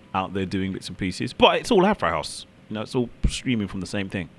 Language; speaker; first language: English; native; English